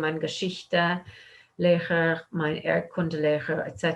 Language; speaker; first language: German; non-native, fluent; English